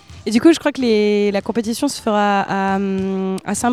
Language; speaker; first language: French; native; French